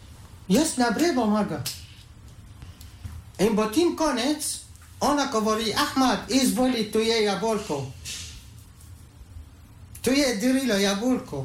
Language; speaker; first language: Slovenian; non-native, learner; Arabic